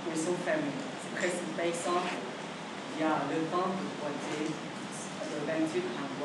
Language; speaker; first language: French; non-native, learner; Vietnamese